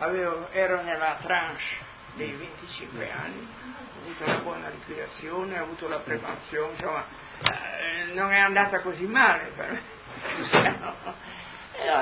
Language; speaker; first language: Italian; non-native, local second language; Friulian